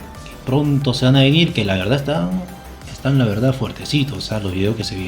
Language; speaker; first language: Spanish; native; Spanish